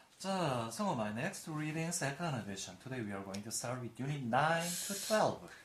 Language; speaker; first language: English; non-native, fluent; Korean